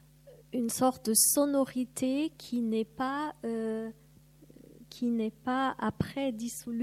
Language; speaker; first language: French; non-native, fluent; German